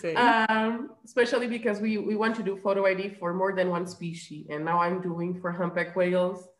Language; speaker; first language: English; non-native, fluent; Portuguese